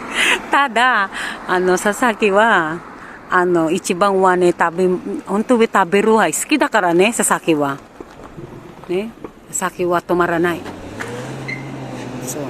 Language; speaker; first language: Japanese; non-native, learner; Filipino